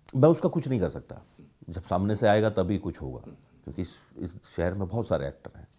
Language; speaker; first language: Hindi; native; Hindi